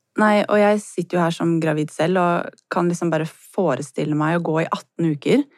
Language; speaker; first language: Norwegian; native; Norwegian